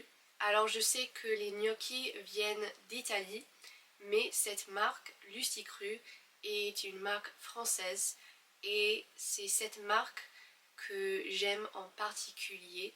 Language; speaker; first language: French; non-native, fluent; English